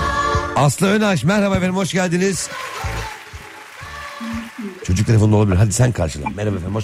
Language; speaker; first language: Turkish; native; Turkish